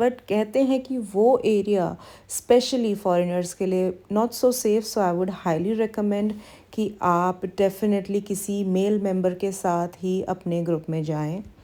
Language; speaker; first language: Hindi; native; Hindi